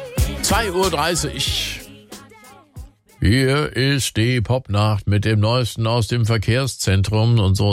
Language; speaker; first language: German; native; German